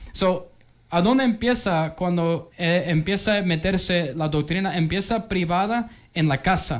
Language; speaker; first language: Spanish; early bilingual, heritage; English